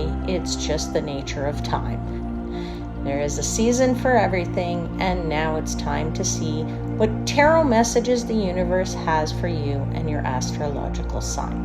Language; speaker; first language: English; native; English